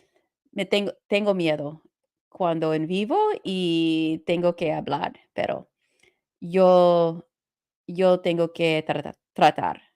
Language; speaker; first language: Spanish; non-native, learner; English